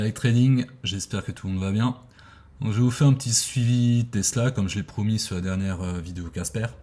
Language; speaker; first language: French; native; French